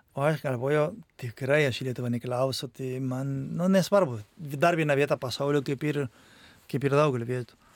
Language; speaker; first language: Lithuanian; non-native, fluent; Spanish